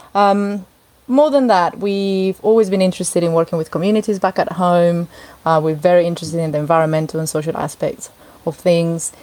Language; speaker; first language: English; native; English